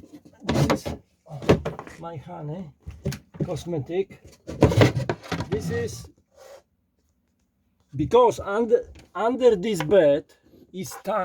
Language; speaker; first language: English; non-native, learner; Polish